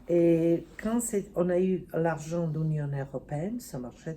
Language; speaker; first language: French; non-native, fluent; Serbian